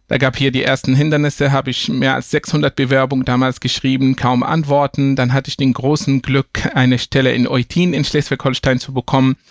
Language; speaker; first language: German; non-native, fluent; Arabic